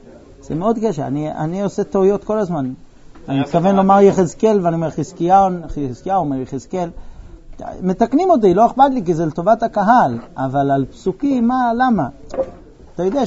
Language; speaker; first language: Hebrew; native; Hebrew